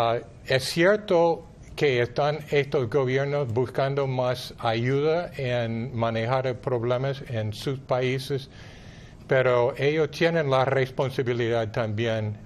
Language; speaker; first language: Spanish; non-native, fluent; English